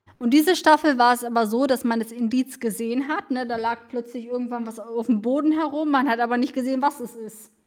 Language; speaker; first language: German; early bilingual, other home language; Russian